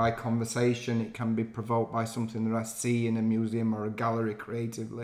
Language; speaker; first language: English; native; English